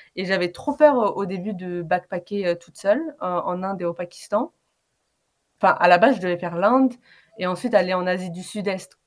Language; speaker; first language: French; early bilingual, other home language; Arabic